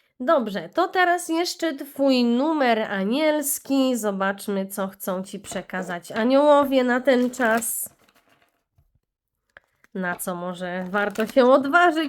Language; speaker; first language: Polish; native; Polish